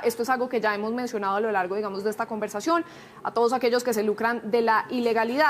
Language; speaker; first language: Spanish; native; Spanish